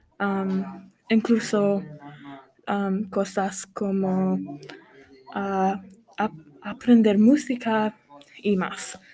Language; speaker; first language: Spanish; non-native, learner; English